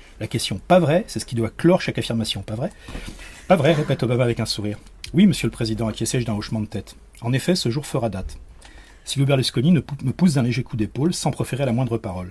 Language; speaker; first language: French; native; French